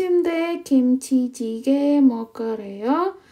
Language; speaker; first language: Korean; non-native, fluent; Indonesian